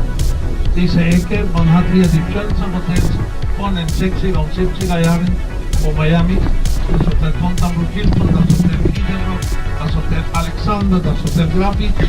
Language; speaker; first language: German; non-native, fluent; Spanish